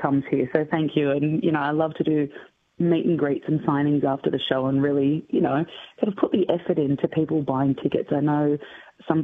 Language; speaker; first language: English; native; English